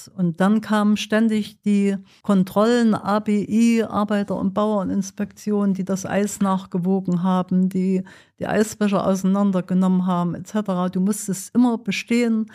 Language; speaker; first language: German; early bilingual, other home language; Italian